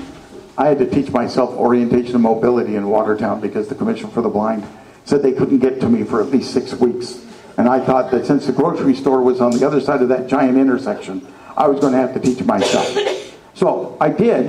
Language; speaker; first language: English; native; English